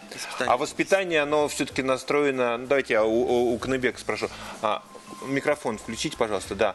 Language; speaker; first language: Russian; native; Russian